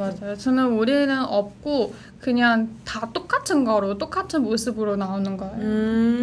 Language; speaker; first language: Korean; non-native, fluent; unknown